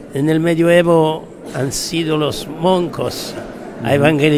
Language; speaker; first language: Spanish; non-native, fluent; Italian